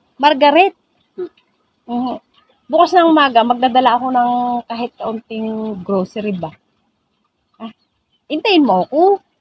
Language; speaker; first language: Filipino; non-native, local second language; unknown